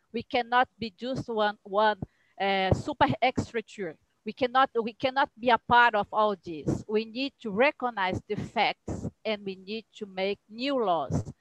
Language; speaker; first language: English; non-native, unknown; Portuguese